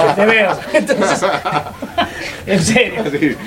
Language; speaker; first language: Spanish; native; Spanish